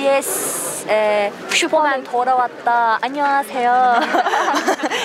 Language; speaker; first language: Korean; non-native, learner; Turkish